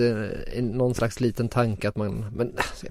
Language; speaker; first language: Swedish; native; Swedish